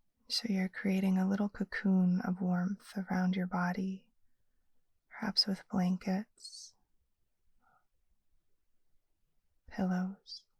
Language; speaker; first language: English; native; English